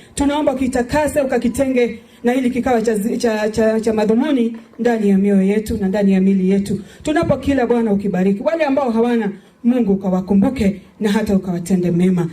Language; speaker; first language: Swahili; non-native, local second language; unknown